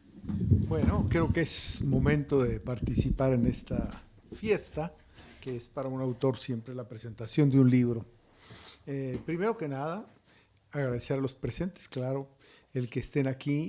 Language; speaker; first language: Spanish; native; Spanish